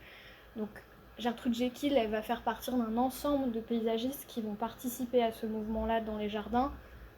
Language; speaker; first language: French; native; French